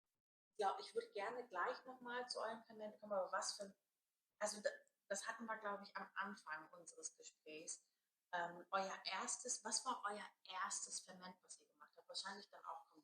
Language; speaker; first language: German; native; German